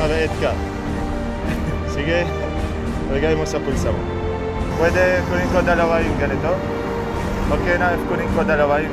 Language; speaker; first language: Filipino; non-native, fluent; Arabic